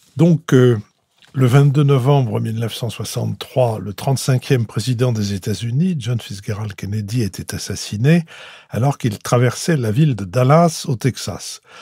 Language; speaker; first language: French; native; French